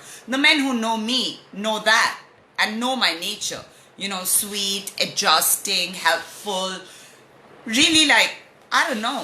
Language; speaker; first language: English; non-native, local second language; Hindi